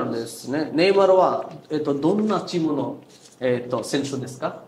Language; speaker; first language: Japanese; non-native, fluent; Bangla